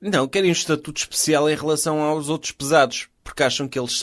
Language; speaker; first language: Portuguese; native; Portuguese